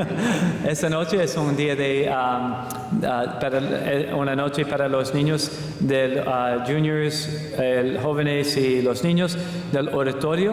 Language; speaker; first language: Spanish; non-native, learner; English